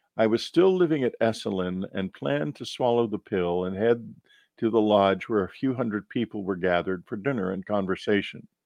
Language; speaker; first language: English; native; English